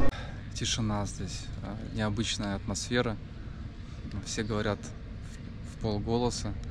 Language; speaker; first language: Russian; native; Russian